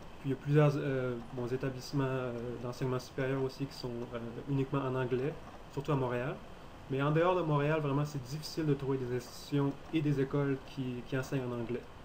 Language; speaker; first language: French; native; French